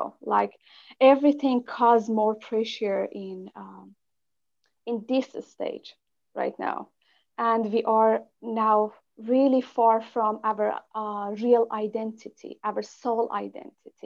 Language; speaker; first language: English; non-native, fluent; Persian